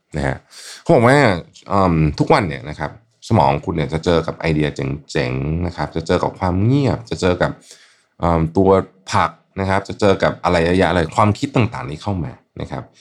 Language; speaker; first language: Thai; native; Thai